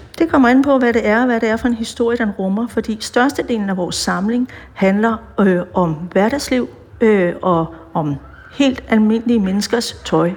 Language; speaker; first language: Danish; native; Danish